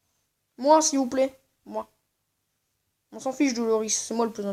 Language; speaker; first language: French; native; French